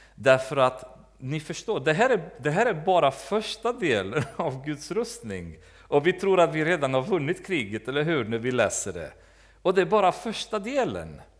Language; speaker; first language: Swedish; native; Swedish